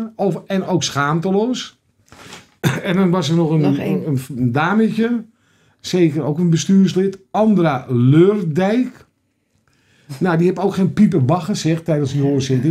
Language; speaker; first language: Dutch; native; Dutch